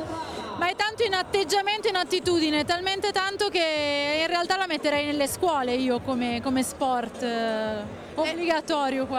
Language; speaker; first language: Italian; native; Italian